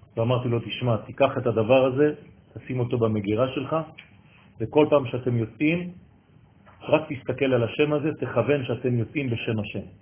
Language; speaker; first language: Hebrew; native; Hebrew